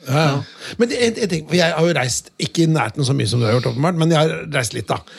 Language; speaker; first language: Norwegian; native; Norwegian